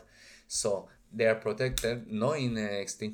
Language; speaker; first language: English; non-native, learner; Spanish